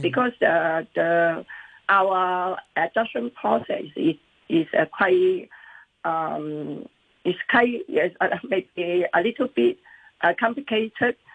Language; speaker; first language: English; non-native, local second language; Cantonese